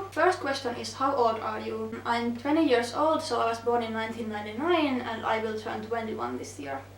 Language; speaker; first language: English; non-native, fluent; Finnish